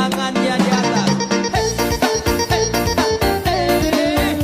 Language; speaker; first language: Indonesian; non-native, local second language; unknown